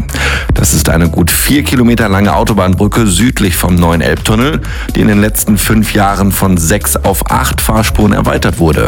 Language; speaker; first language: German; native; German